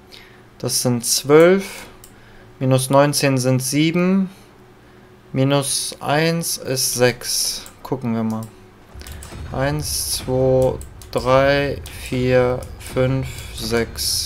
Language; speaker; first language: German; native; German